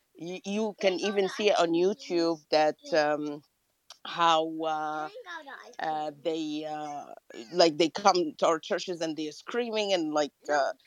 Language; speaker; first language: English; non-native, fluent; Arabic